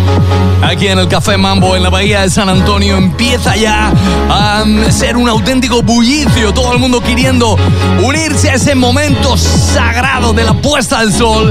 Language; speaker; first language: Spanish; native; Spanish